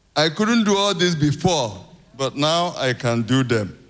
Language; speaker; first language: English; non-native, local second language; Igbo